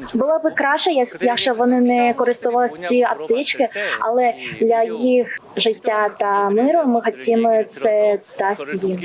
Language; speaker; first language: Ukrainian; non-native, learner; Korean